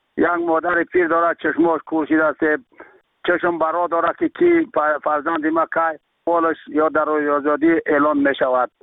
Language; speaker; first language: Persian; native; Persian